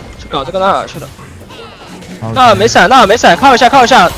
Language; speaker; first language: Chinese; native; Chinese